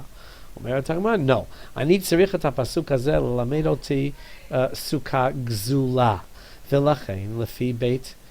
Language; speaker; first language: Hebrew; non-native, fluent; English